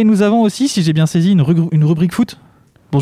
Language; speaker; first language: French; native; French